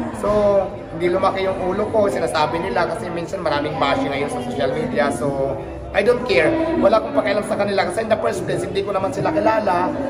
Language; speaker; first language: Filipino; non-native, local second language; Waray